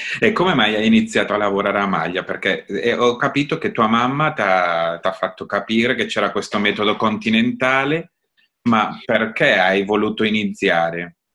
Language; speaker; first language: Italian; non-native, fluent; Spanish